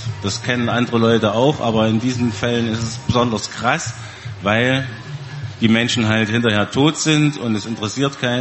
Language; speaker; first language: German; native; German